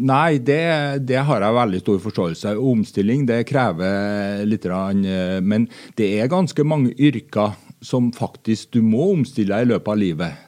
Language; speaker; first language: Norwegian; native; Norwegian